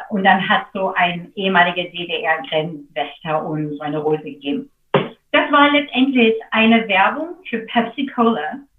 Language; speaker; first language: German; non-native, fluent; English